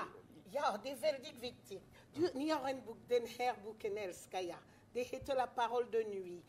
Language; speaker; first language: Swedish; non-native, fluent; French